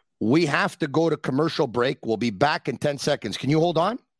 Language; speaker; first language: English; native; English